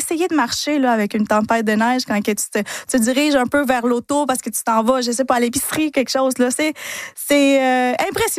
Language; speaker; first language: French; non-native, fluent; Spanish